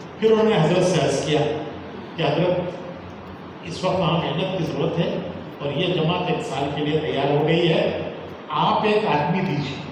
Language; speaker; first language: Urdu; native; Urdu